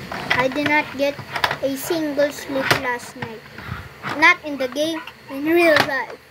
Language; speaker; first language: English; non-native, local second language; Filipino